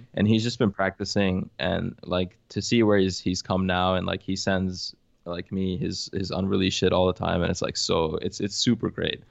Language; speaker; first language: English; early bilingual, other home language; Arabic